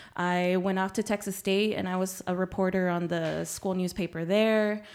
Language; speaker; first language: English; early bilingual, other home language; Spanish